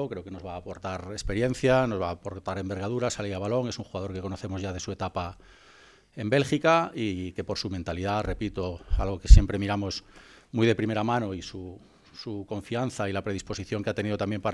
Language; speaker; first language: Spanish; native; Spanish